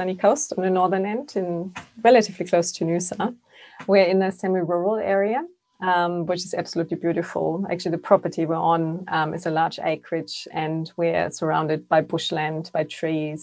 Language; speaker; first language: English; non-native, fluent; German